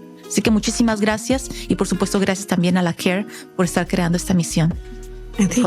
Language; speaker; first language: Spanish; native; Spanish